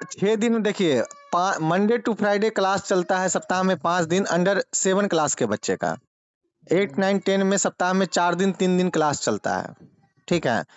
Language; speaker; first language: Hindi; native; Hindi